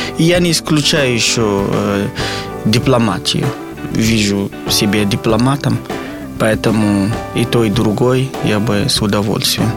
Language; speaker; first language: Russian; non-native, fluent; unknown